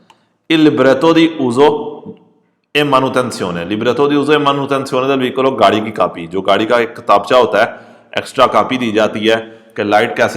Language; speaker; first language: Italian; non-native, fluent; Urdu